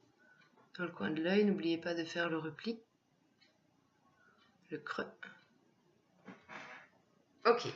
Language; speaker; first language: French; native; French